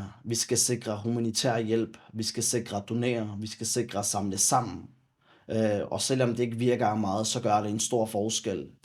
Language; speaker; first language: Danish; early bilingual, other home language; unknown